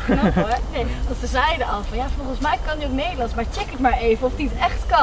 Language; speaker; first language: Dutch; native; Dutch